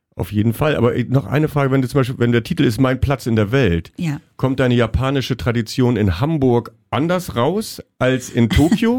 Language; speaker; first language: German; native; German